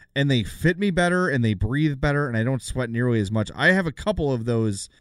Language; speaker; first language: English; native; English